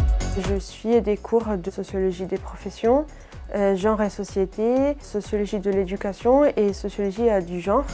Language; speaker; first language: French; non-native, fluent; Italian